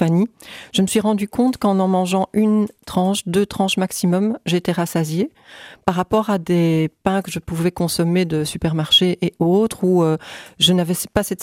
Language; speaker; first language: French; native; French